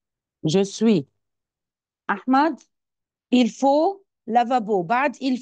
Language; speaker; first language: French; non-native, fluent; Arabic